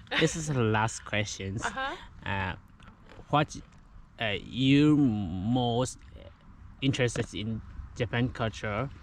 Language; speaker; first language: English; non-native, learner; Japanese